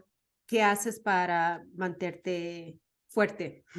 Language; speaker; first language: Spanish; early bilingual, heritage; Spanish